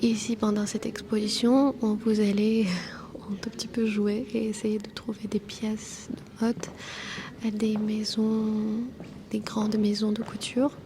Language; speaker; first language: French; non-native, fluent; Armenian